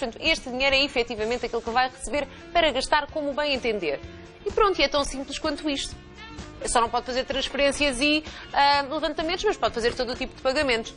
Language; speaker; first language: Portuguese; native; Portuguese